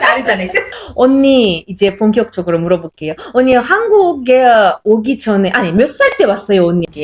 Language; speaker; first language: Korean; non-native, fluent; Uzbek